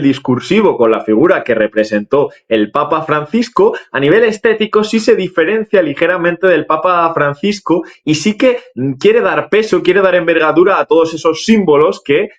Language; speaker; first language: Spanish; native; Spanish